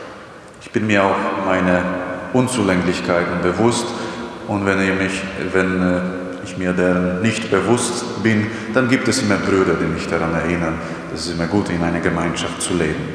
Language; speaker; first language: German; non-native, fluent; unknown